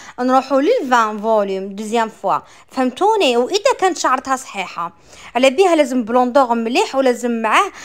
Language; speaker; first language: Arabic; native; Arabic